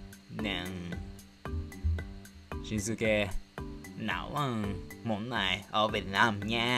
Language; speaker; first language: Vietnamese; non-native, learner; Japanese